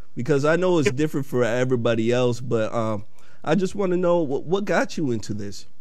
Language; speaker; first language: English; early bilingual, other home language; Akan